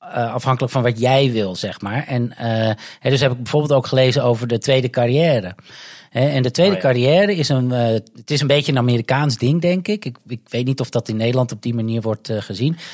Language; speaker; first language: Dutch; native; Dutch